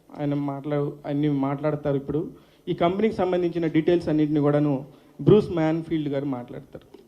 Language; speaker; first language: Telugu; native; Telugu